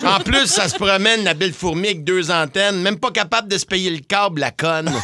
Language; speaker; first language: French; native; French